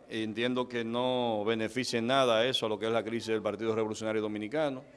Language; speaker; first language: Spanish; native; Spanish